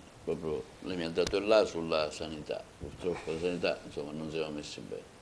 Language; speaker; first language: Italian; native; Italian